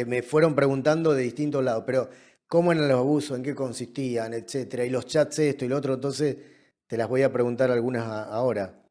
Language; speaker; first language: Spanish; native; Spanish